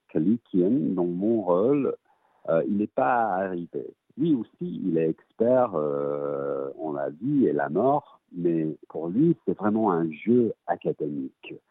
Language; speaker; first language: French; early bilingual, heritage; English